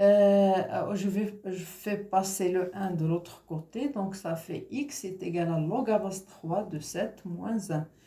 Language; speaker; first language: French; non-native, local second language; Arabic